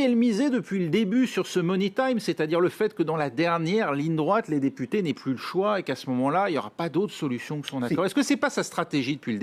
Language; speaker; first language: French; native; French